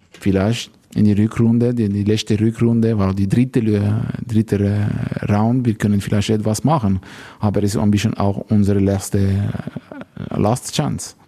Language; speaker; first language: German; non-native, local second language; French